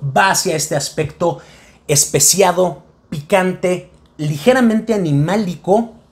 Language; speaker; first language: Spanish; native; Spanish